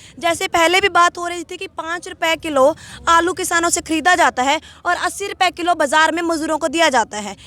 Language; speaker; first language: Hindi; non-native, local second language; Punjabi